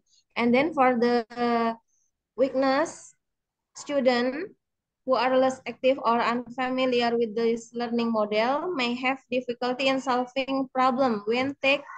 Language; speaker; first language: English; non-native, learner; Indonesian